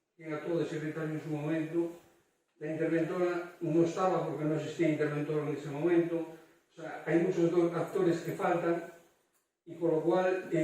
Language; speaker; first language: Spanish; native; Spanish